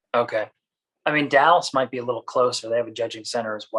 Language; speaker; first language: English; native; English